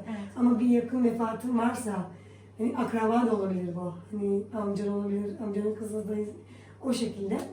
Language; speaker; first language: Turkish; native; Turkish